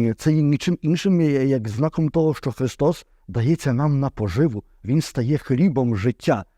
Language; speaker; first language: Ukrainian; native; Ukrainian